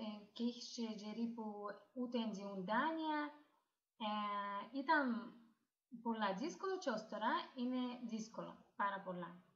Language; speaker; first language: Greek; non-native, learner; Russian